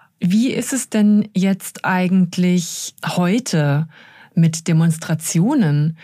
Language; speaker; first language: German; native; German